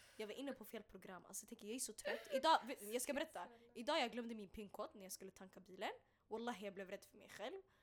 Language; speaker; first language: Swedish; early bilingual, other home language; Tigrinya